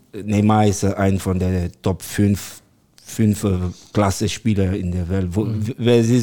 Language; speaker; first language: German; non-native, learner; French